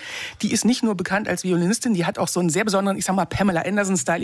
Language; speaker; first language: German; native; German